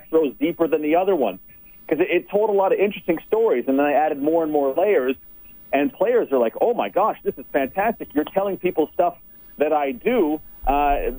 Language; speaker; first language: English; native; English